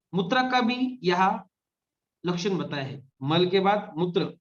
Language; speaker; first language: Hindi; non-native, local second language; Marathi